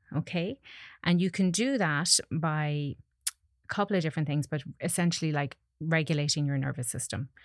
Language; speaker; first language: English; native; English